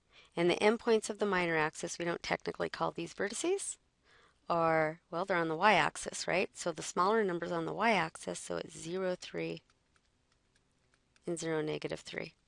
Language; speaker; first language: English; native; English